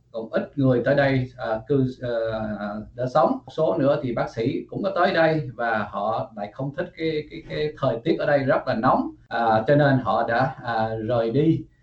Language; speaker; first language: Vietnamese; early bilingual, heritage; Vietnamese